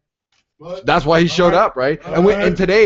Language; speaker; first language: English; native; English